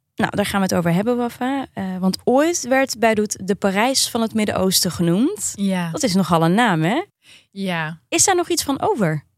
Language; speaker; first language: Dutch; early bilingual, other home language; Turkish